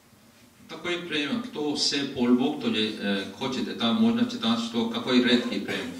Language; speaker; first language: Russian; non-native, learner; Hindi